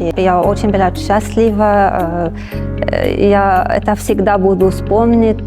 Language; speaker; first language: Russian; non-native, learner; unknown